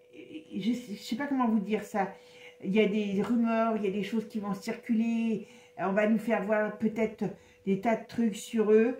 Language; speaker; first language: French; native; French